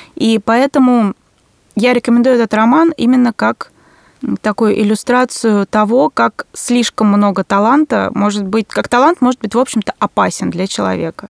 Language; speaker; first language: Russian; native; Russian